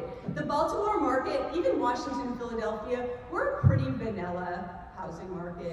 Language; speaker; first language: English; native; English